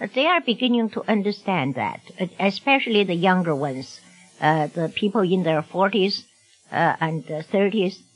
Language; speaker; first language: English; non-native, fluent; Chinese